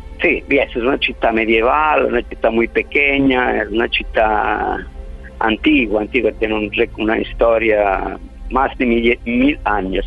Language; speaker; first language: Italian; non-native, fluent; Spanish